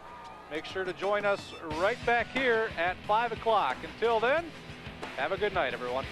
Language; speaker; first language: English; native; English